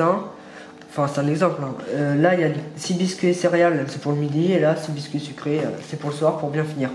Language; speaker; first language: French; native; French